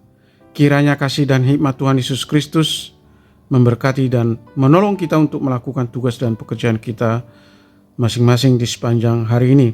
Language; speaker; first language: Indonesian; native; Indonesian